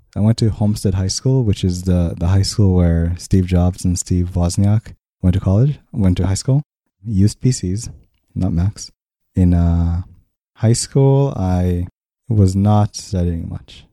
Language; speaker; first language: English; early bilingual, other home language; Hebrew